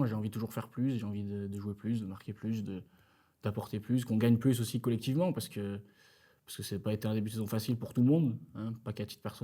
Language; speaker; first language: French; native; French